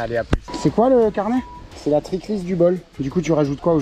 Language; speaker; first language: French; native; French